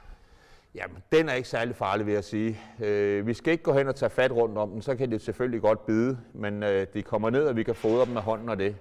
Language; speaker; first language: Danish; native; Danish